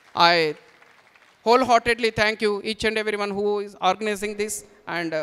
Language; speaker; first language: English; non-native, local second language; Telugu